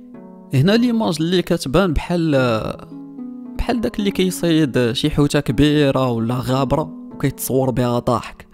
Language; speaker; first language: Arabic; native; Arabic